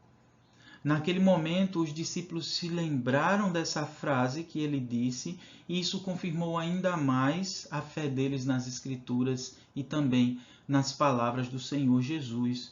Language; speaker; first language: Portuguese; native; Portuguese